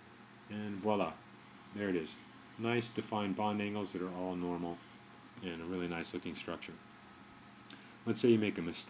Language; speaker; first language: English; native; English